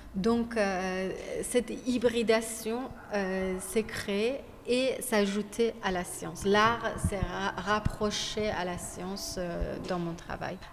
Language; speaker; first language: French; non-native, fluent; Persian